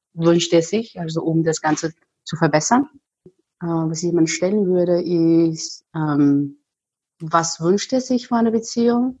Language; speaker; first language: German; non-native, fluent; Chinese